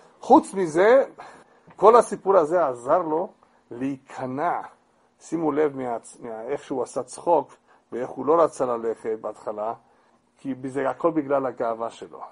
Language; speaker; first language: Hebrew; non-native, fluent; English